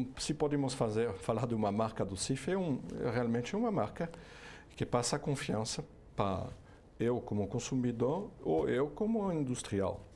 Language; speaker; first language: Portuguese; non-native, fluent; French